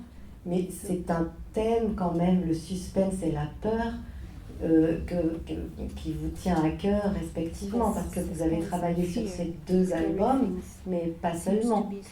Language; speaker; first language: French; native; French